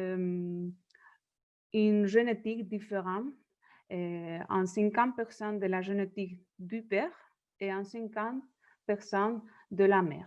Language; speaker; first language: French; non-native, fluent; Spanish